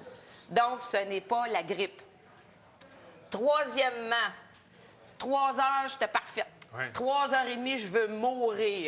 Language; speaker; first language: French; native; French